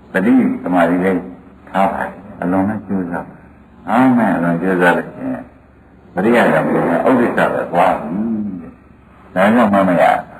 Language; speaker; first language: Burmese; native; Burmese